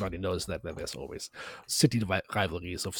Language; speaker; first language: English; non-native, fluent; German